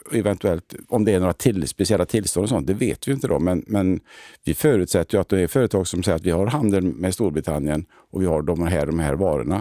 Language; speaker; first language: Swedish; native; Swedish